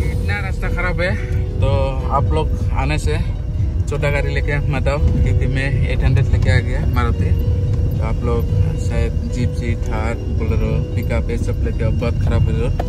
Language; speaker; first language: Hindi; non-native, local second language; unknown